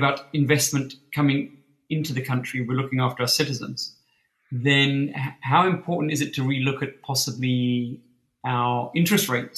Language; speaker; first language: English; native; English